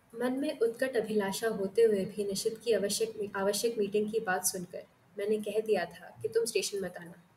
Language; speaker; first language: Hindi; non-native, local second language; Marathi